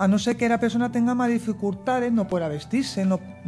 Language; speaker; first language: Spanish; native; Spanish